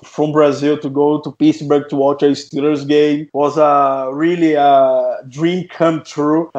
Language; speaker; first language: English; non-native, fluent; Portuguese